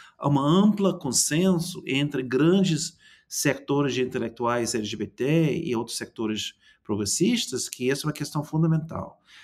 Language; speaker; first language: Portuguese; non-native, fluent; English